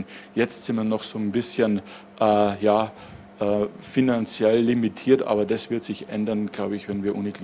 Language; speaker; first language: German; native; German